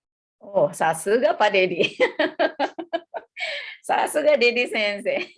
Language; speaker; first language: Japanese; non-native, fluent; Indonesian